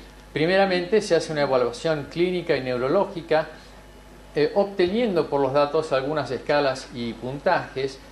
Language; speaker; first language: Spanish; native; Spanish